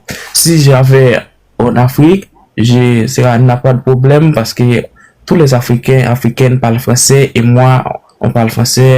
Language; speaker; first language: French; non-native, learner; Haitian Creole